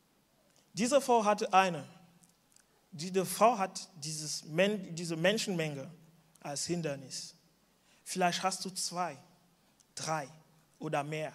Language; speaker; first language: German; non-native, fluent; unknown